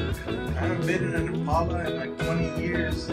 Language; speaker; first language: English; native; English